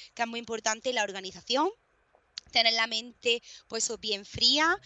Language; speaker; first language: Spanish; native; Spanish